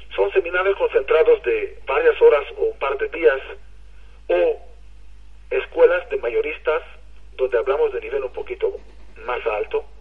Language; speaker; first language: Spanish; non-native, fluent; Hebrew